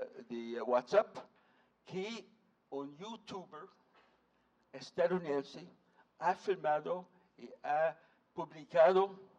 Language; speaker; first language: Spanish; non-native, fluent; English